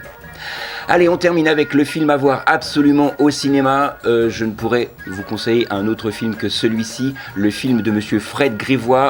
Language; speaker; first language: French; native; French